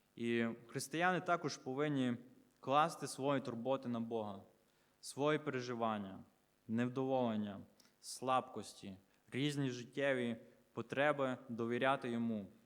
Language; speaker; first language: Ukrainian; native; Ukrainian